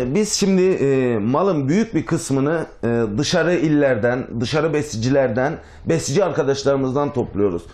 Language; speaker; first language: Turkish; native; Turkish